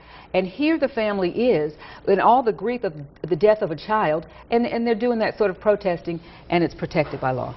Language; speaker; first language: English; native; English